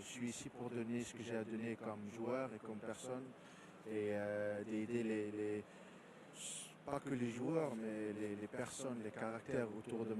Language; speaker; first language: French; non-native, fluent; Danish